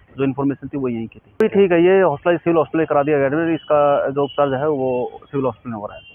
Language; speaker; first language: Hindi; native; Hindi